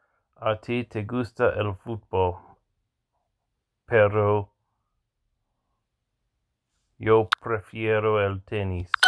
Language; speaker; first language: Spanish; non-native, learner; English